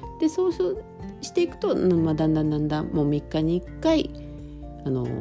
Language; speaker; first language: Japanese; native; Japanese